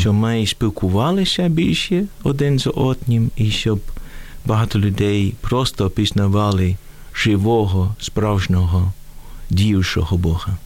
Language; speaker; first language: Ukrainian; non-native, fluent; Dutch